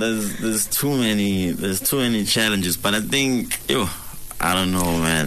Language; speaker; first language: English; non-native, local second language; Swati